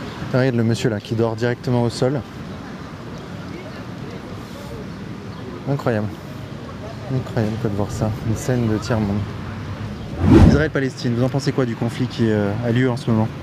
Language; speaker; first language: French; native; French